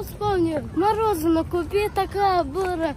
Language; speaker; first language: Russian; native; Russian